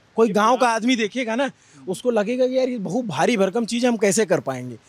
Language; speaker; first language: Hindi; native; Hindi